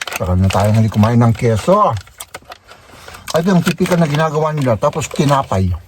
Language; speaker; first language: Filipino; non-native, local second language; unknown